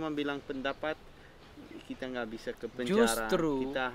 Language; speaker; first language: Indonesian; non-native, fluent; Dutch